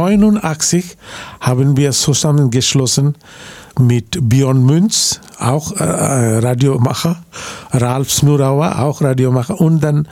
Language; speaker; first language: German; non-native, fluent; Bangla